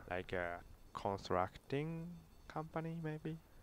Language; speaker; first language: English; non-native, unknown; Japanese